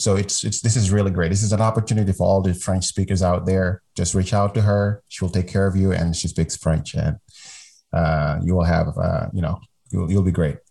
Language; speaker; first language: English; non-native, fluent; French